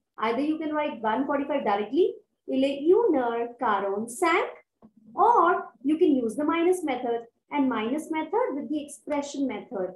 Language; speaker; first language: English; non-native, local second language; Hindi